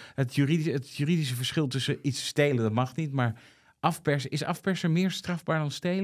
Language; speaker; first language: Dutch; native; Dutch